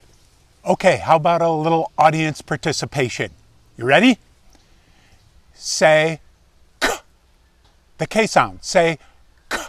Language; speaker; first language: English; native; English